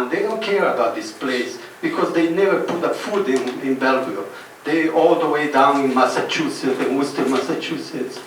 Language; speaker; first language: English; non-native, fluent; Spanish